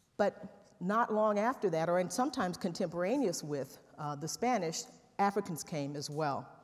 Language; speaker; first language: English; native; English